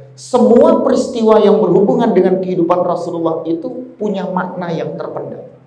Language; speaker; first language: Indonesian; native; Indonesian